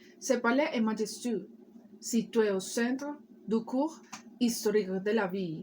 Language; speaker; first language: French; non-native, learner; Spanish